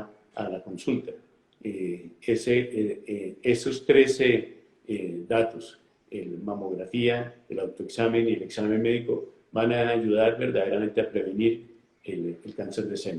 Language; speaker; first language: Spanish; native; Spanish